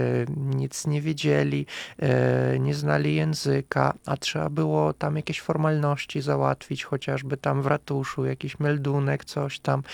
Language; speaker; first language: Polish; non-native, fluent; Russian